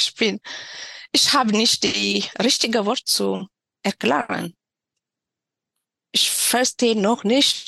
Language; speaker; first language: German; non-native, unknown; Tigrinya